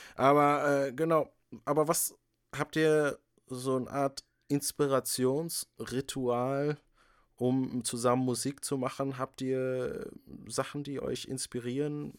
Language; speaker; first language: German; native; German